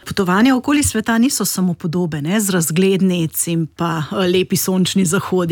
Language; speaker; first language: Slovenian; native; Slovenian